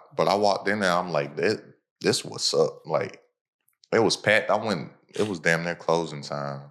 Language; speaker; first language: English; native; English